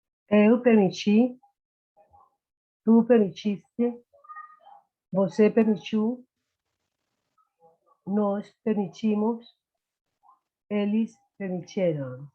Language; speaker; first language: Portuguese; non-native, learner; Spanish